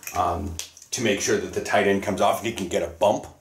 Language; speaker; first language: English; native; English